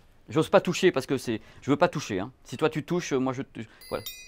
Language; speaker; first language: French; native; French